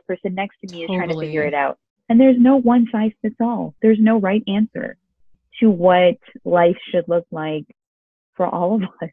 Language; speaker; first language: English; early bilingual, other home language; Urdu